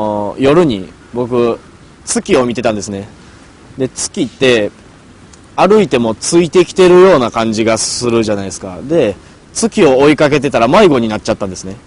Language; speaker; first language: Japanese; native; Japanese